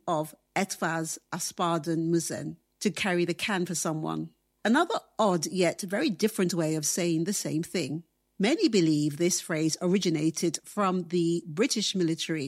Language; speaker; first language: English; native; English